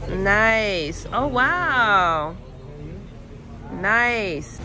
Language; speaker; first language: English; early bilingual, other home language; Spanish